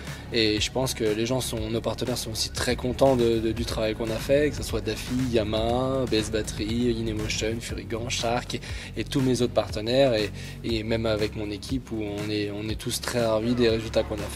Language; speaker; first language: French; native; French